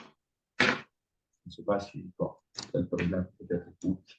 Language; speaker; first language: French; non-native, fluent; Italian